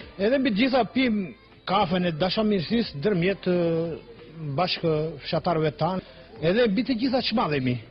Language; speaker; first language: Albanian; non-native, local second language; Macedonian